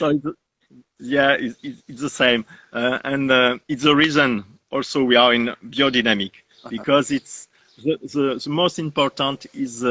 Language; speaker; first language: English; non-native, learner; French